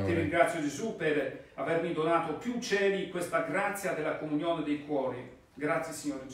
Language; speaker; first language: Italian; non-native, fluent; Polish